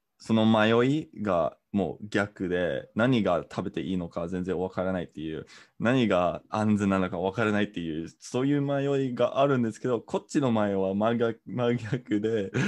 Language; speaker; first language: Japanese; non-native, fluent; English